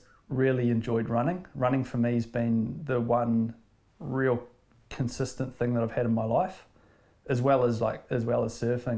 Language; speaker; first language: English; native; English